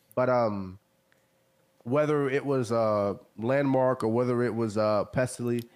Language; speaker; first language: English; native; English